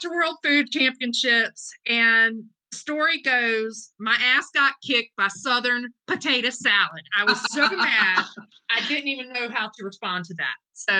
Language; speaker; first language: English; native; English